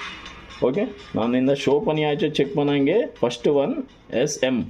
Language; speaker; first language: Tamil; non-native, local second language; Malayalam